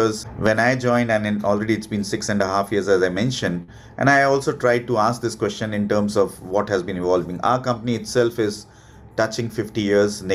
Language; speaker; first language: English; non-native, local second language; Hindi